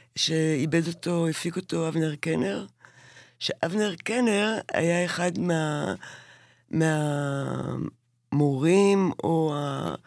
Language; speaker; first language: Hebrew; native; Hebrew